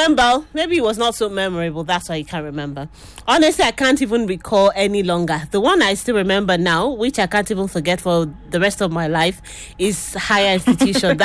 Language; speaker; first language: English; non-native, local second language; Yoruba